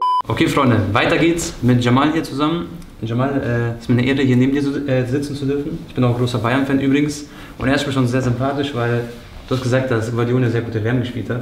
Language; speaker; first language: German; native; German